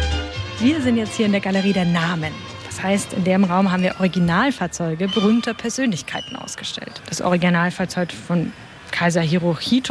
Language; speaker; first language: German; native; German